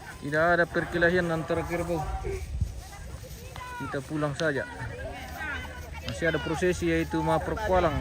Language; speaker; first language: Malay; non-native, local second language; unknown